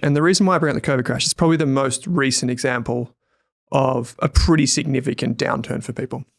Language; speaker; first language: English; native; English